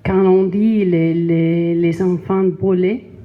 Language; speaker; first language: French; non-native, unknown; Spanish